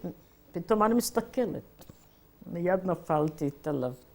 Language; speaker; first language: Hebrew; non-native, fluent; Yiddish